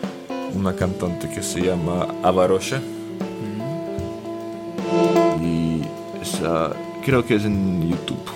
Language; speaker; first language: Spanish; non-native, fluent; Slovak